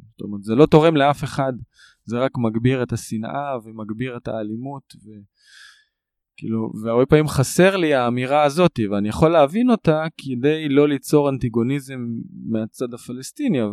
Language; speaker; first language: Hebrew; native; Hebrew